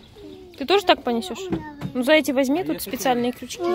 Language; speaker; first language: Russian; native; Russian